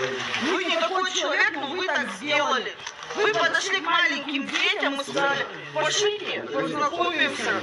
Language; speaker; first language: Russian; native; Russian